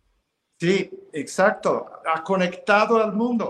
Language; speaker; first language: Spanish; non-native, fluent; English